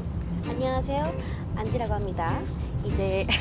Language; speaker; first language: Korean; non-native, learner; Spanish